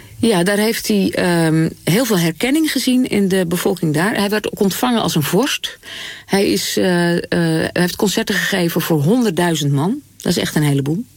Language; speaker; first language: Dutch; native; Dutch